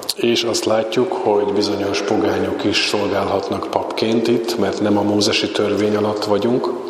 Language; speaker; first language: Hungarian; native; Hungarian